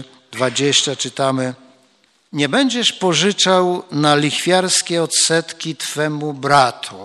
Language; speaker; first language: Polish; native; Polish